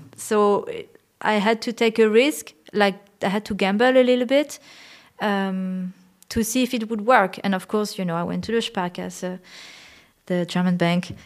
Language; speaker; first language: English; non-native, fluent; French